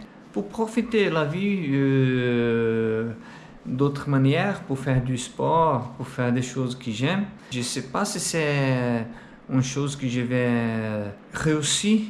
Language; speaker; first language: French; non-native, learner; Portuguese